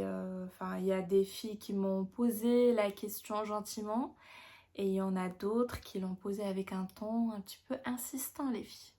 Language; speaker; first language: French; non-native, local second language; Arabic